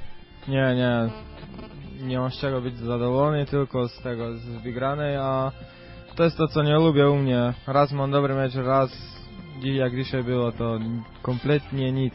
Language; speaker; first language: Polish; non-native, fluent; Croatian